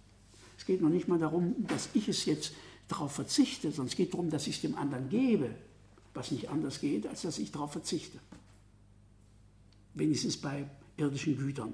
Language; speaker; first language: German; native; German